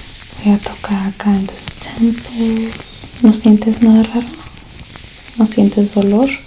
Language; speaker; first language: Spanish; early bilingual, heritage; Spanish